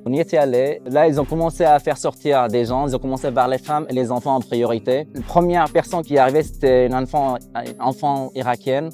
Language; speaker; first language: French; non-native, fluent; Arabic